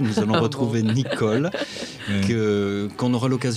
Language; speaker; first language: French; native; French